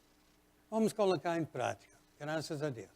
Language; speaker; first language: Portuguese; non-native, fluent; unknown